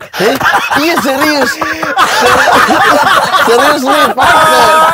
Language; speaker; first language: English; non-native, learner; Indonesian